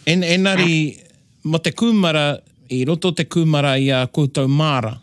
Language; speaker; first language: Māori; non-native, local second language; English